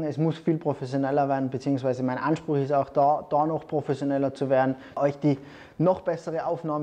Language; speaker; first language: German; native; German